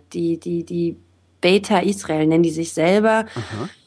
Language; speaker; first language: German; native; German